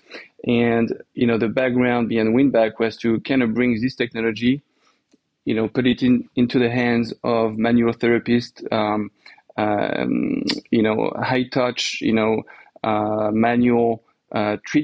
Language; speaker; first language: English; non-native, fluent; French